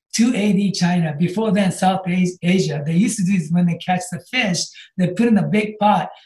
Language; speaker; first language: English; non-native, fluent; Japanese